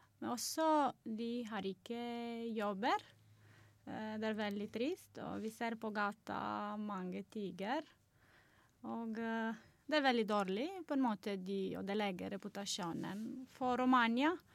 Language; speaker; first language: Norwegian; non-native, learner; Romanian